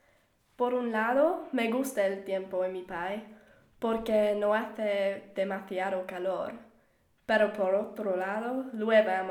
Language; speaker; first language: Spanish; non-native, learner; English